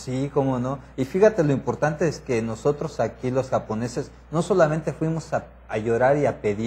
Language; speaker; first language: Spanish; native; Spanish